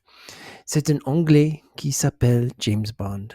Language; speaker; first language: French; non-native, learner; English